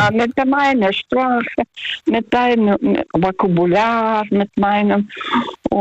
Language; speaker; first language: German; non-native, fluent; Russian